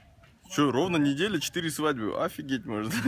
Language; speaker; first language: Russian; native; Russian